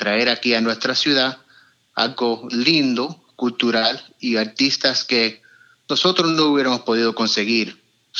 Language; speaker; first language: Spanish; early bilingual, heritage; Spanish